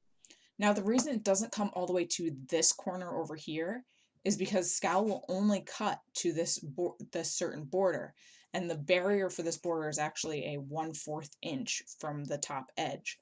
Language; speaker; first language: English; native; English